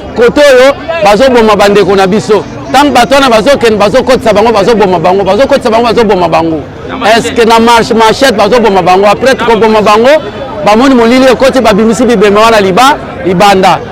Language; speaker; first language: Lingala; native; Lingala